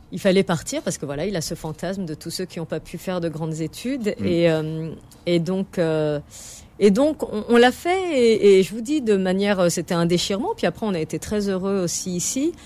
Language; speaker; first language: French; native; French